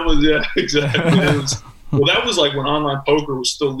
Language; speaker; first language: English; native; English